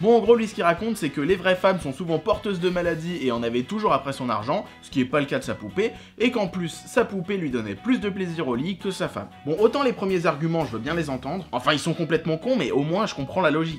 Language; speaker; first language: French; native; French